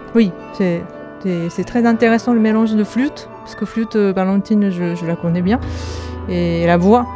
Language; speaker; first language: French; non-native, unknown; Japanese